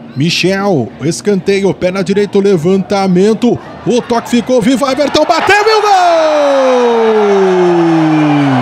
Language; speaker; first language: Portuguese; native; Portuguese